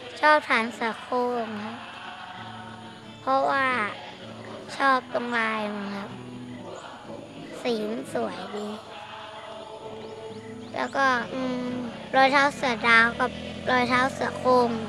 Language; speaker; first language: Thai; native; Thai